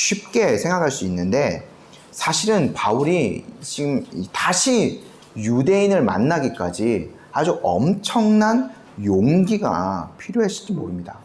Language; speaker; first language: Korean; native; Korean